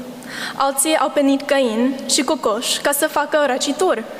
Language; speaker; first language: Romanian; non-native, learner; English